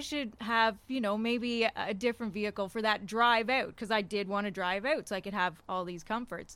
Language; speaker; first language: English; native; English